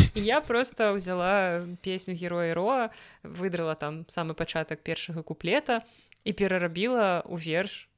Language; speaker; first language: Belarusian; non-native, local second language; Russian